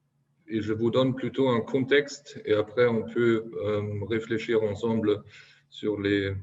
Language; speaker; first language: French; non-native, fluent; German